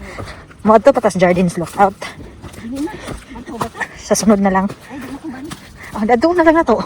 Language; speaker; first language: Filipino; non-native, local second language; Cebuano